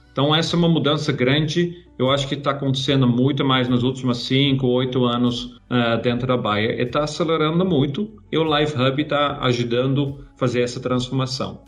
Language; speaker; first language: Portuguese; non-native, fluent; German